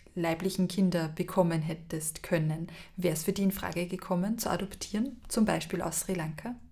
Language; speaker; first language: German; native; German